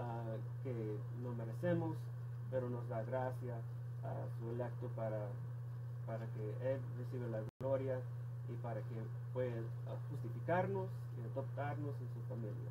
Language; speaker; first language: Spanish; non-native, fluent; English